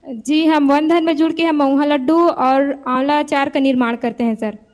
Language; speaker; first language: Hindi; native; Hindi